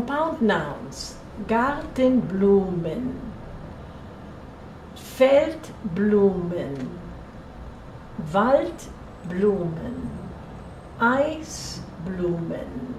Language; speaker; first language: German; non-native, fluent; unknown